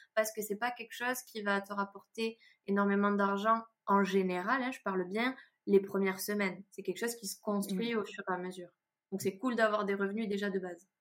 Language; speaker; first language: French; native; French